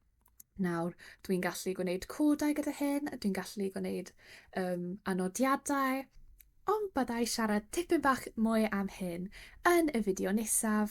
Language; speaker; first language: Welsh; non-native, local second language; English